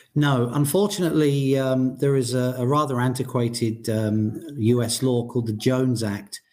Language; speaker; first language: English; native; English